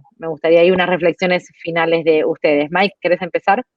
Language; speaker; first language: Spanish; native; Spanish